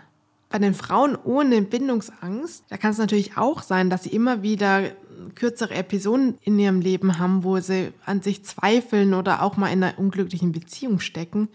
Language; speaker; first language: German; native; German